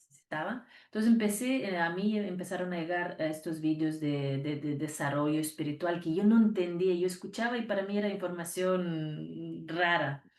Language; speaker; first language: Spanish; non-native, fluent; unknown